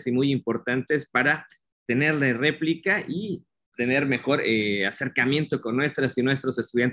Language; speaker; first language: Spanish; native; Spanish